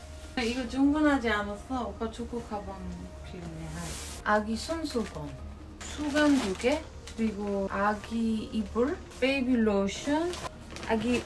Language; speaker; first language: Korean; non-native, fluent; German